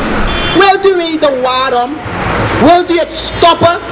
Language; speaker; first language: Dutch; non-native, local second language; Sranan Tongo